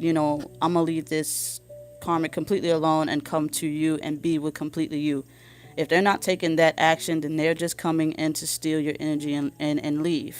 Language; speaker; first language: English; native; English